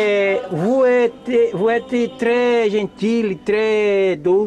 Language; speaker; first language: French; non-native, learner; Portuguese